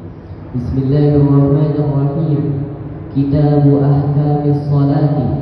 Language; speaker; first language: Arabic; non-native, learner; Indonesian